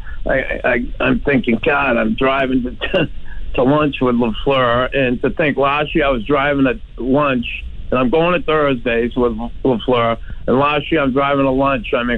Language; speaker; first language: English; native; English